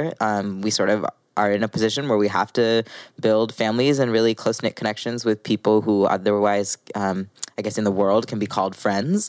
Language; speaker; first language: English; native; English